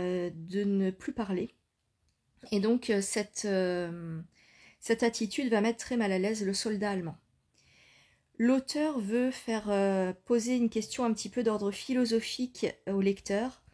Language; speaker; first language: French; native; French